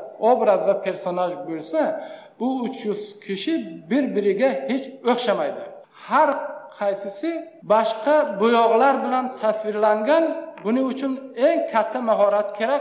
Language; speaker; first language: Uzbek; non-native, fluent; Tajik